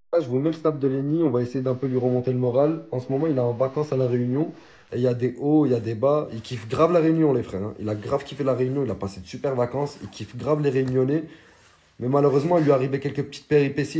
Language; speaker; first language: French; native; French